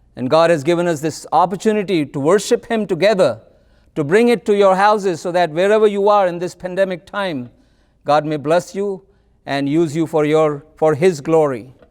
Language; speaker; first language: English; non-native, local second language; Malayalam